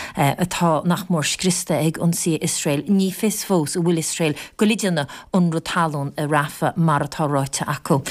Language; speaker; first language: Irish; native; Irish